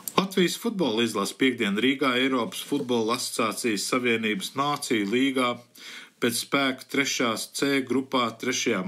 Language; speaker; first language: Latvian; early bilingual, heritage; Latvian